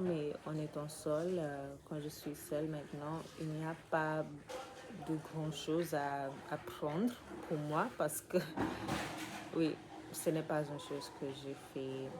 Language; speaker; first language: French; non-native, learner; English